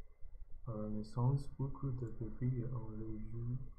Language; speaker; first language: French; non-native, learner; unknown